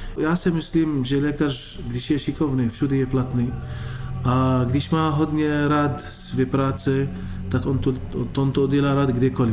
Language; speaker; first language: Czech; non-native, fluent; Arabic